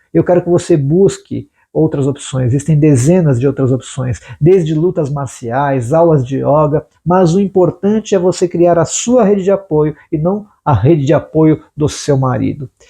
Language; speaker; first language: Portuguese; native; Portuguese